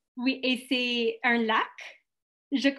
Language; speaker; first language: French; non-native, local second language; English